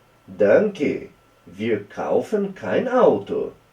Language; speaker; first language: German; non-native, fluent; Portuguese